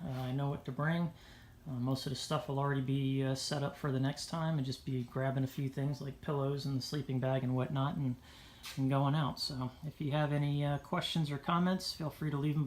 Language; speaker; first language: English; native; English